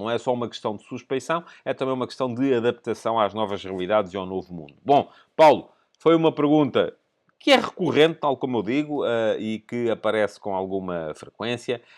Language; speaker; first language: Portuguese; native; Portuguese